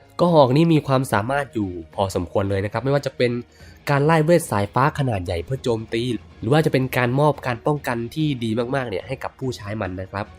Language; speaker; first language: Thai; native; Thai